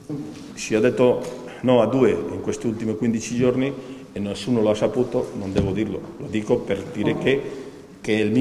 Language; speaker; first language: Italian; non-native, fluent; Spanish